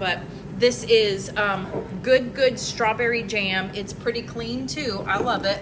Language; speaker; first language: English; native; English